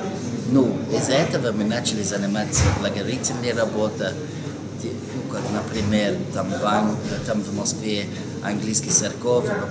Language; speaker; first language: Russian; non-native, fluent; English